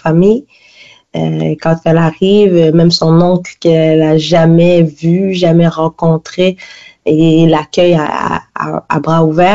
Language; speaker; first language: French; native; French